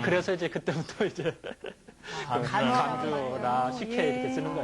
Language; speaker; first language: Korean; native; Korean